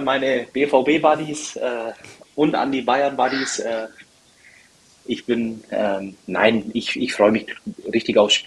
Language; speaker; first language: German; native; German